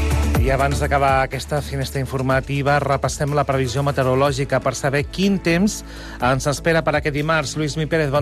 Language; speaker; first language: Catalan; native; Catalan